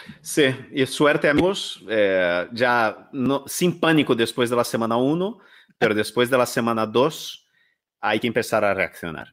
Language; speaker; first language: Spanish; non-native, fluent; Portuguese